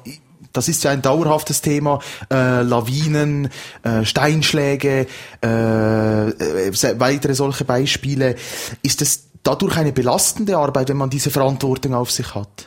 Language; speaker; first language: German; native; German